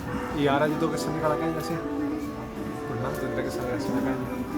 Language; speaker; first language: Spanish; native; Spanish